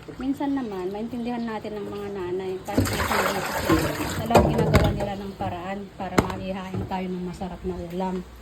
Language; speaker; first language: Filipino; non-native, local second language; Iloko